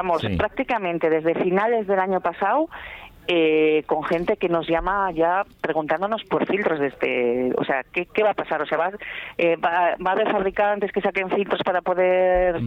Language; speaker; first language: Spanish; native; Spanish